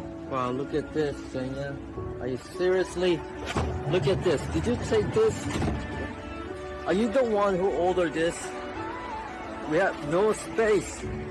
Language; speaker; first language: English; early bilingual, other home language; Korean